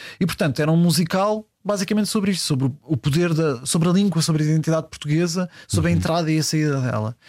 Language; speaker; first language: Portuguese; early bilingual, heritage; Portuguese